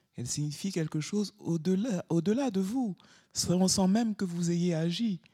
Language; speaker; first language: French; native; French